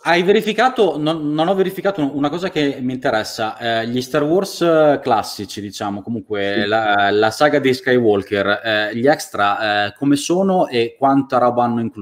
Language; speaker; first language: Italian; native; Italian